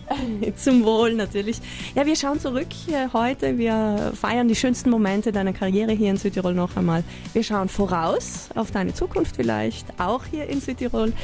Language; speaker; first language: German; native; German